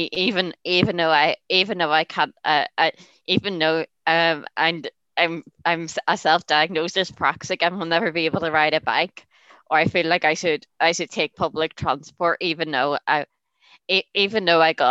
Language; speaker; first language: English; native; English